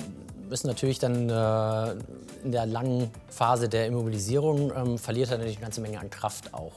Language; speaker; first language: German; native; German